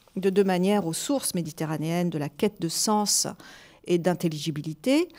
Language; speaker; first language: French; native; French